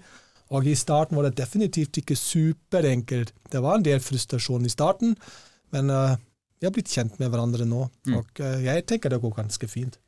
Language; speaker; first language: Norwegian; non-native, fluent; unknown